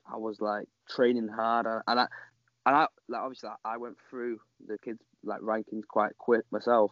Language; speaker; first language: English; native; English